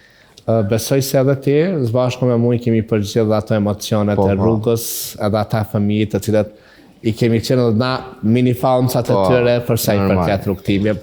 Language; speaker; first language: Albanian; native; Albanian